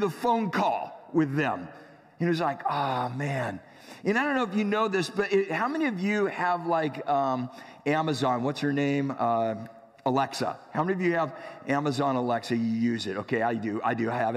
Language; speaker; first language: English; native; English